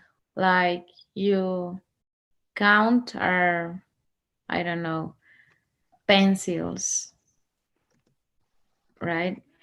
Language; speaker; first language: English; non-native, learner; Spanish